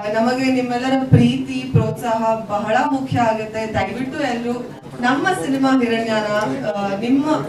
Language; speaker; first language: Kannada; non-native, learner; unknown